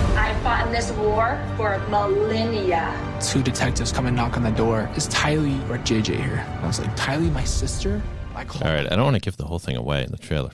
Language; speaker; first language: English; native; English